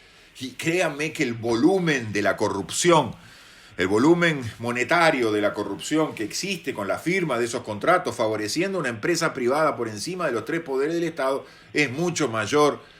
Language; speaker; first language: Spanish; native; Spanish